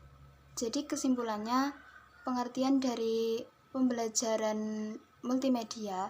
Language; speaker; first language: Indonesian; native; Indonesian